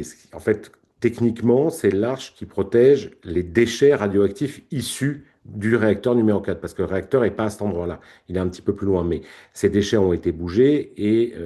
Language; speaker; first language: French; native; French